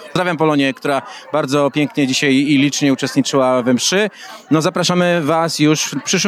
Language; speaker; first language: Polish; native; Polish